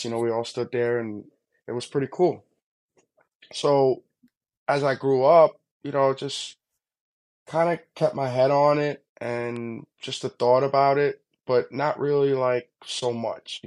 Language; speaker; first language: English; native; English